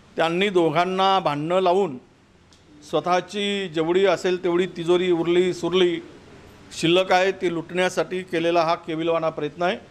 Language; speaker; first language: Marathi; native; Marathi